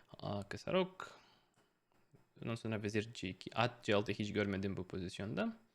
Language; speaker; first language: Turkish; non-native, fluent; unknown